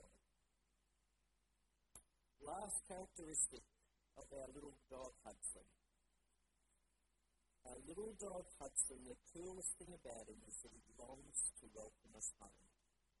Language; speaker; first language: English; native; English